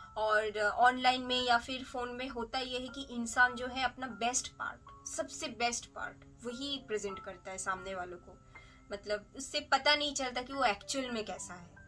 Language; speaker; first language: Hindi; native; Hindi